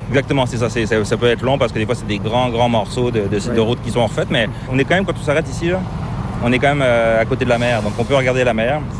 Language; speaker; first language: French; native; French